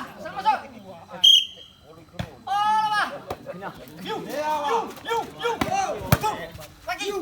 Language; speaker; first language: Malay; non-native, local second language; Nias